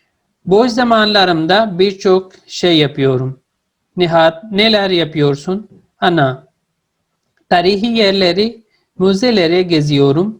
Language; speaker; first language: Turkish; non-native, fluent; Urdu